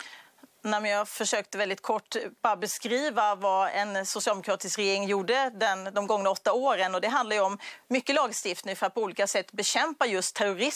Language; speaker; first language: Swedish; native; Swedish